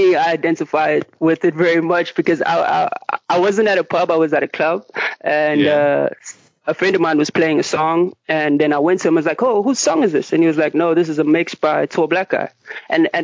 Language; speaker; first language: English; non-native, local second language; Zulu